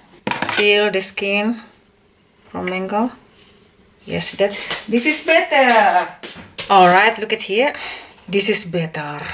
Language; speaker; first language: English; non-native, learner; Indonesian